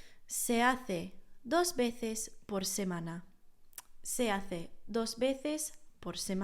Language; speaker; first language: Spanish; non-native, fluent; English